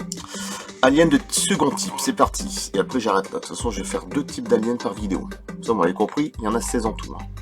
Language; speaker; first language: French; native; French